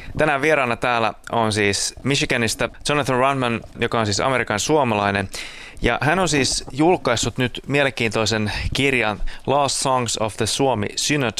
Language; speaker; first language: Finnish; native; Finnish